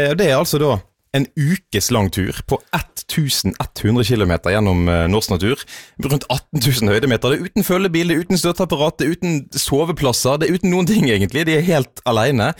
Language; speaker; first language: Norwegian; native; Norwegian